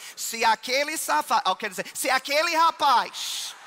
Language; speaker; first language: Portuguese; non-native, fluent; English